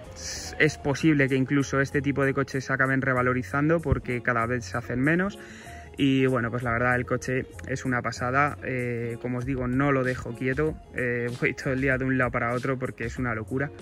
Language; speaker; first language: Spanish; native; Spanish